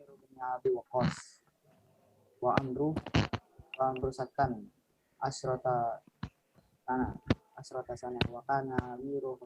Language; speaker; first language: Arabic; non-native, learner; Indonesian